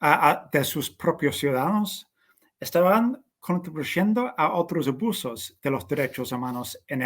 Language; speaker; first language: Spanish; non-native, fluent; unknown